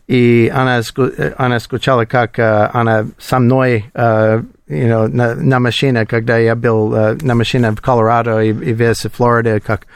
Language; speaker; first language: Russian; non-native, learner; English